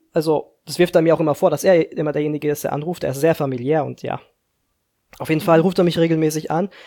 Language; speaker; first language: German; early bilingual, other home language; Slovak